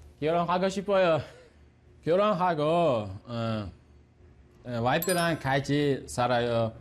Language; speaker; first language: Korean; non-native, learner; Uzbek